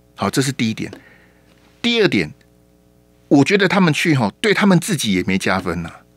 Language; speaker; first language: Chinese; native; Chinese